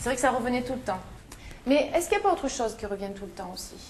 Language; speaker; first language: French; native; French